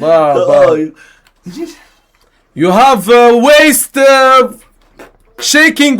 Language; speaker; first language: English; non-native, learner; Arabic